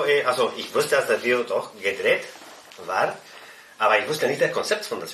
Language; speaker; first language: German; non-native, fluent; Spanish